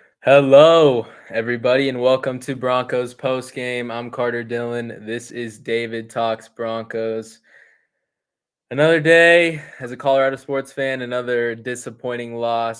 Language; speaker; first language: English; native; English